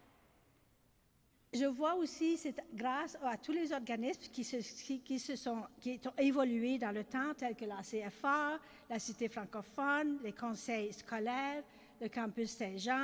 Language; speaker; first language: French; native; French